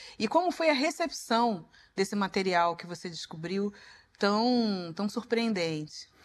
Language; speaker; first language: Portuguese; native; Portuguese